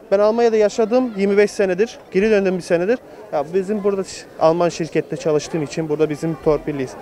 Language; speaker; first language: Turkish; early bilingual, heritage; Turkish